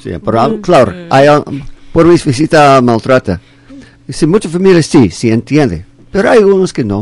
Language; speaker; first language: Spanish; non-native, fluent; English